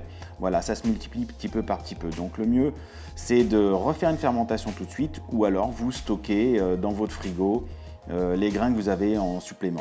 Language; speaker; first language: French; native; French